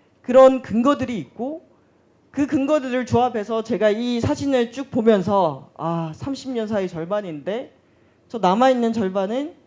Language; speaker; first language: Korean; native; Korean